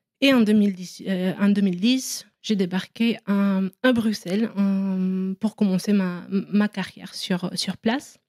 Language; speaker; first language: French; non-native, fluent; Romanian